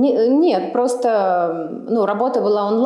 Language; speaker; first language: Russian; native; Russian